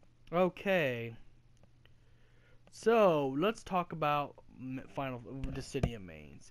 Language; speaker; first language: English; native; English